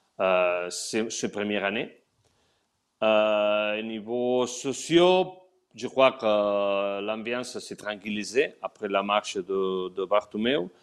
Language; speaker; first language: French; non-native, learner; Spanish